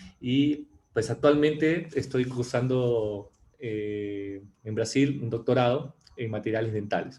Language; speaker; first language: Spanish; native; Spanish